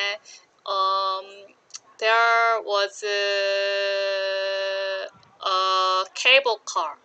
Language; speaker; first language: English; non-native, learner; Korean